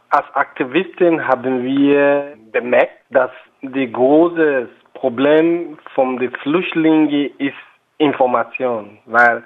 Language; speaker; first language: German; non-native, fluent; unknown